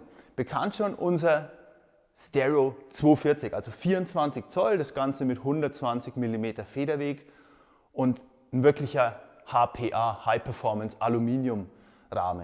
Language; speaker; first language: German; native; German